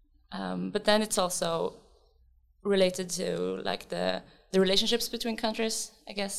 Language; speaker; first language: English; non-native, fluent; Swedish